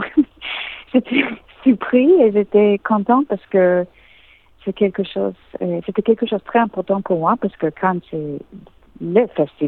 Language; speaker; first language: French; non-native, learner; English